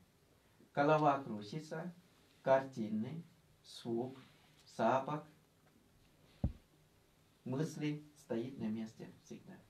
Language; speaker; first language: Russian; non-native, learner; Thai